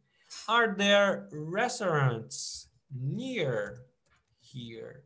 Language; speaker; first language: English; non-native, fluent; Portuguese